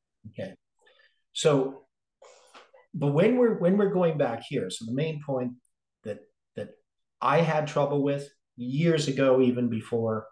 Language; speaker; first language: English; native; English